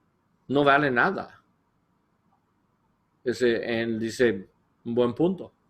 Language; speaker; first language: Spanish; non-native, learner; English